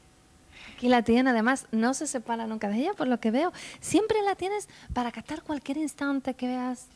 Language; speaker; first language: Spanish; native; Spanish